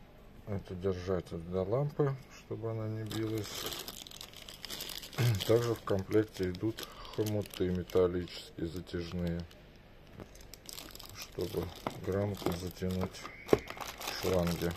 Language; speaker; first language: Russian; native; Russian